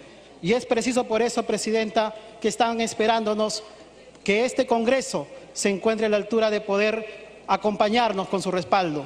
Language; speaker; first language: Spanish; native; Spanish